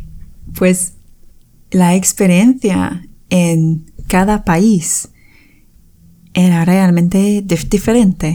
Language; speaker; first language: Spanish; non-native, fluent; English